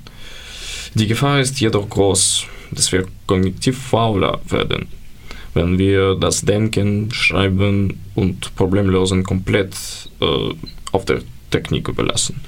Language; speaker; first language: German; non-native, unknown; Ukrainian